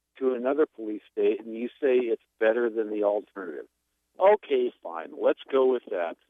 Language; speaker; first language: English; non-native, fluent; Spanish